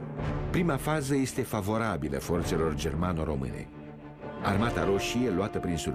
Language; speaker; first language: Romanian; native; Romanian